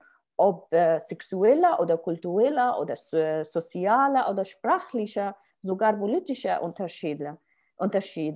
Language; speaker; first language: German; non-native, learner; Arabic